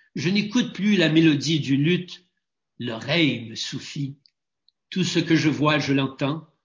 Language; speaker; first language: French; native; French